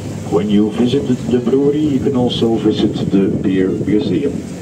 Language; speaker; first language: English; non-native, fluent; Dutch